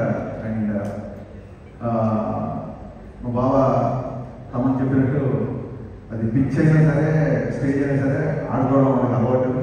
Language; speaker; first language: Telugu; native; Telugu